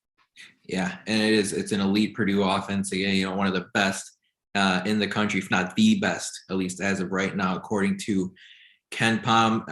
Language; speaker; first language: English; native; English